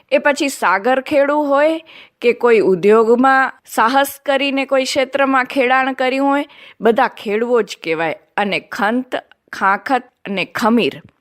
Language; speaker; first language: Gujarati; non-native, local second language; Kachhi